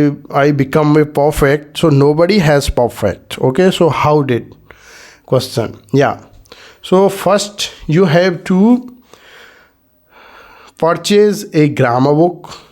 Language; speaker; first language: English; non-native, learner; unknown